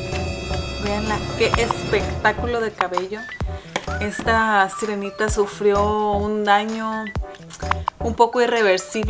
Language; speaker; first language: Spanish; native; Spanish